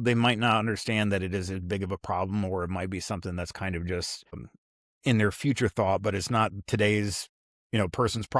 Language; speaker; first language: English; native; English